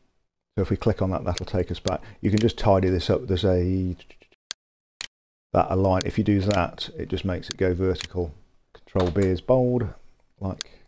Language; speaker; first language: English; native; English